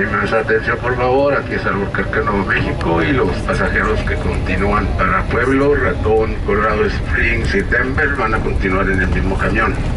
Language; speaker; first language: Spanish; native; Spanish